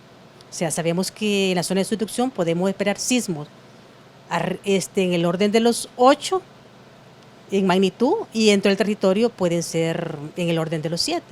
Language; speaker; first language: Spanish; native; Spanish